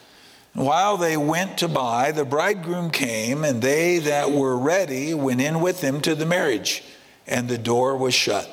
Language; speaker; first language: English; native; English